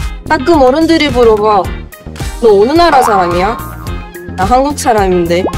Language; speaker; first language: Korean; early bilingual, other home language; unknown